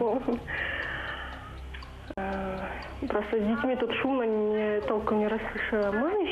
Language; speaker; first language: Russian; native; Russian